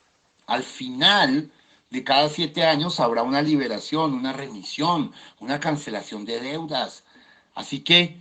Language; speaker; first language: Spanish; native; Spanish